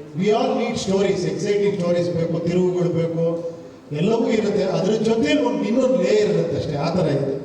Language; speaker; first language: Kannada; native; Kannada